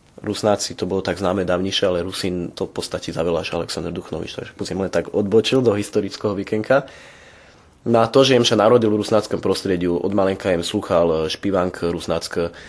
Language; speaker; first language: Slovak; non-native, local second language; Rusyn